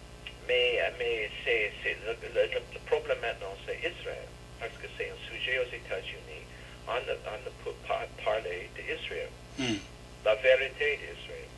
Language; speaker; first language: French; non-native, learner; English